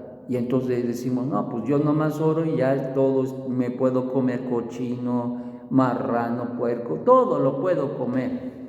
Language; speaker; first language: Spanish; native; Spanish